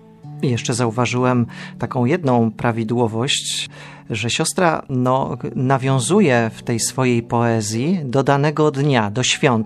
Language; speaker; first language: Polish; native; Polish